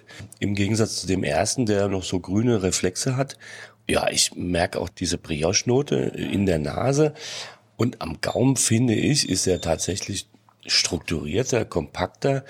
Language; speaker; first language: German; native; German